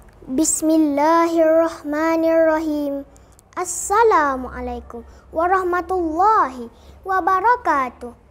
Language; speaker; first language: Arabic; non-native, learner; Malay